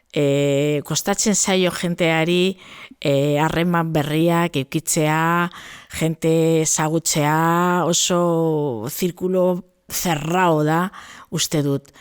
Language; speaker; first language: Basque; non-native, local second language; Spanish